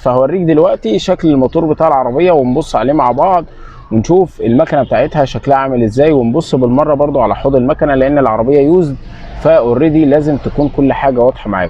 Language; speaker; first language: Arabic; native; Arabic